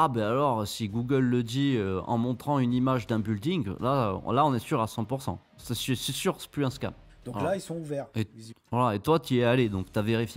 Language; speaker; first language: French; native; French